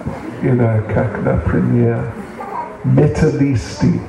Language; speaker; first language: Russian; non-native, learner; English